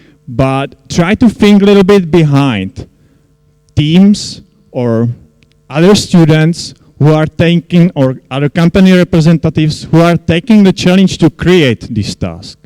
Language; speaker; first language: English; non-native, fluent; Czech